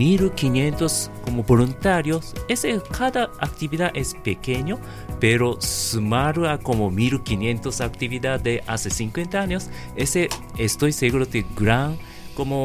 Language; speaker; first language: Spanish; non-native, learner; Japanese